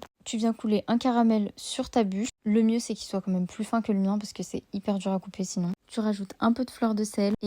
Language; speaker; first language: French; native; French